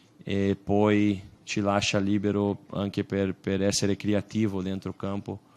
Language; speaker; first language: Italian; non-native, fluent; Portuguese